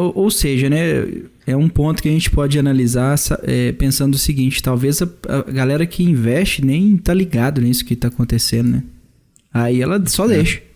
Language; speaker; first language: Portuguese; native; Portuguese